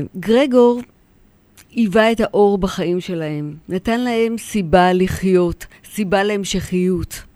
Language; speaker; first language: Hebrew; early bilingual, other home language; Polish